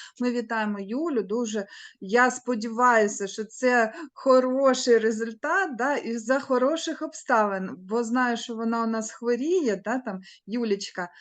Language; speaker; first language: Ukrainian; non-native, local second language; Russian